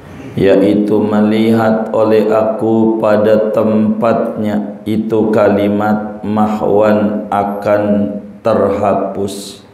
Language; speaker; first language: Indonesian; native; Indonesian